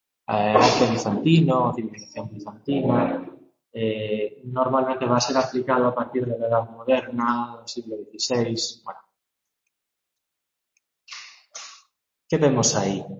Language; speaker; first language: Spanish; native; Spanish